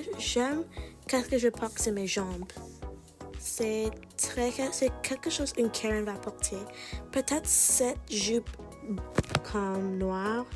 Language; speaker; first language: French; non-native, learner; English